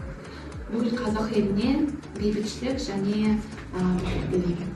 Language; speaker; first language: Kazakh; non-native, local second language; Russian